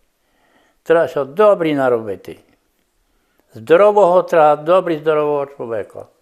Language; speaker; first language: Polish; non-native, local second language; Rusyn